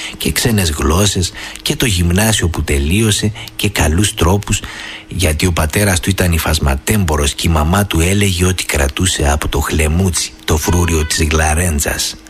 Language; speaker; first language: Greek; native; Greek